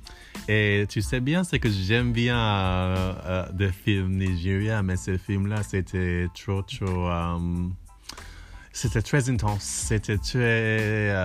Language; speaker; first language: French; non-native, learner; English